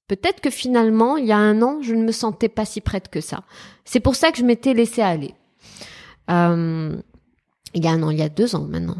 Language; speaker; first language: French; non-native, local second language; Arabic